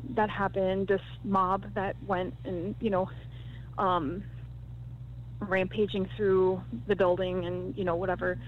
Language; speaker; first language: English; native; English